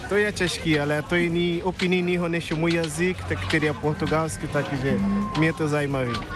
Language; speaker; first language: Czech; non-native, learner; Portuguese